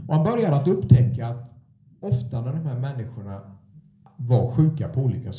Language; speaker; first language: Swedish; non-native, fluent; English